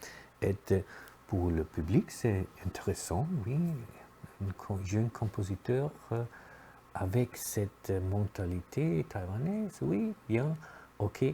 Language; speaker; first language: French; non-native, fluent; German